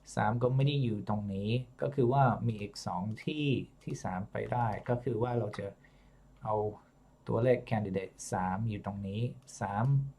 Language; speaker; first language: Thai; non-native, fluent; English